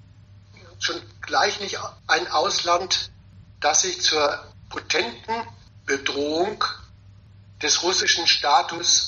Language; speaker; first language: German; native; German